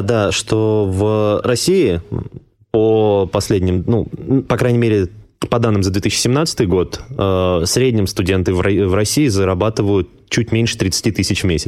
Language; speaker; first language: Russian; native; Russian